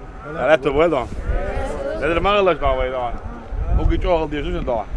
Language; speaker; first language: Russian; non-native, local second language; Chechen